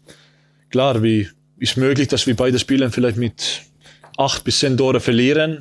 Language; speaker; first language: German; non-native, learner; Estonian